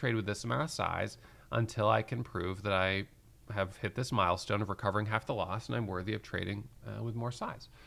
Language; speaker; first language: English; native; English